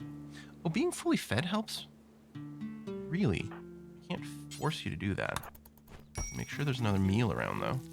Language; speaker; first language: English; native; English